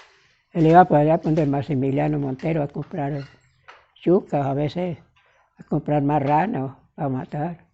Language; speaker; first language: Spanish; native; Spanish